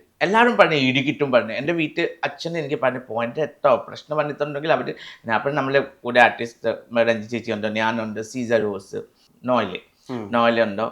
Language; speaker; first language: Malayalam; non-native, local second language; Assamese